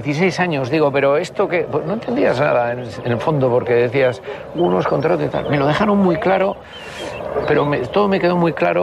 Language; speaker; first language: Spanish; native; Spanish